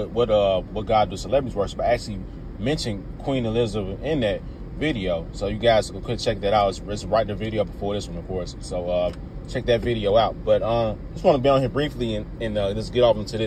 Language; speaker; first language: English; native; English